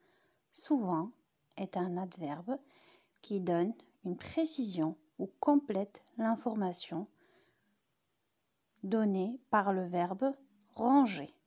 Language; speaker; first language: French; non-native, local second language; Arabic